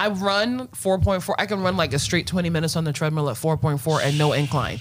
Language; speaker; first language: English; native; English